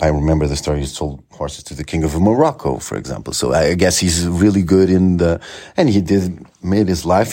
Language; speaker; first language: English; non-native, fluent; Portuguese